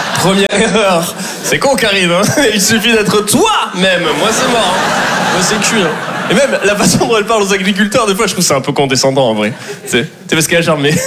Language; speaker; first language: French; native; French